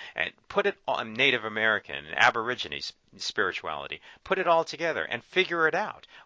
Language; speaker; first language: English; native; English